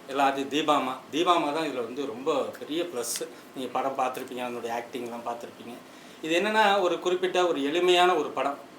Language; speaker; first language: Tamil; native; Tamil